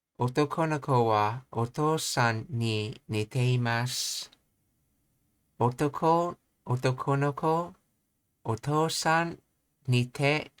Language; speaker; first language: Japanese; non-native, learner; English